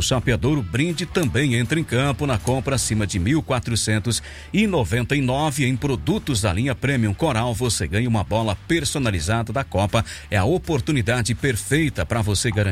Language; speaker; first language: Portuguese; non-native, local second language; Italian